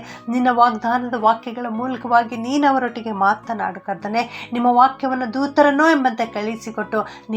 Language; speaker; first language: Kannada; native; Kannada